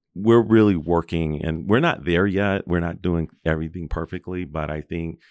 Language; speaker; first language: English; native; English